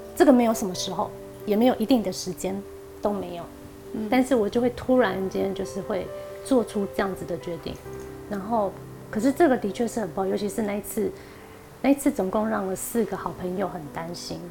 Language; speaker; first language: Chinese; early bilingual, heritage; Spanish